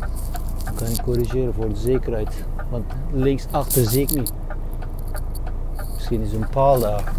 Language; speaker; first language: Dutch; non-native, fluent; Turkish